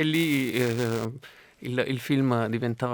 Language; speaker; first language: Italian; native; Italian